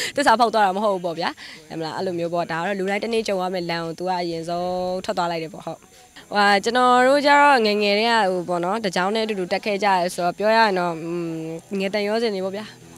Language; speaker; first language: Burmese; native; Burmese